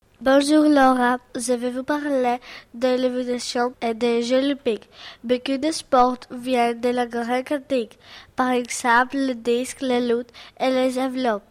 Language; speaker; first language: French; non-native, learner; Greek